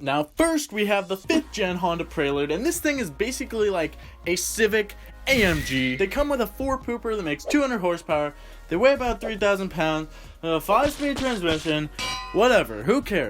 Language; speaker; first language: English; native; English